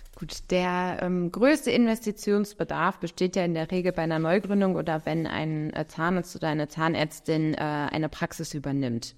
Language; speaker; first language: German; native; German